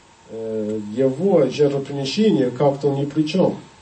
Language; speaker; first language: Russian; non-native, fluent; English